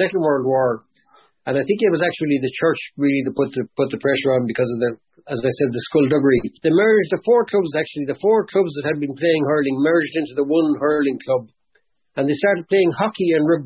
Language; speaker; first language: English; native; English